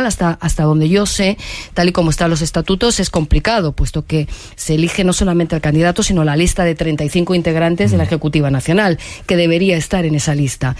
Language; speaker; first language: Spanish; native; Spanish